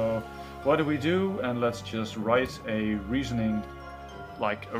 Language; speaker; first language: English; non-native, fluent; Dutch